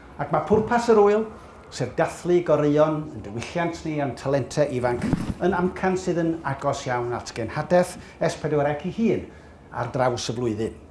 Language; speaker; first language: Welsh; native; Welsh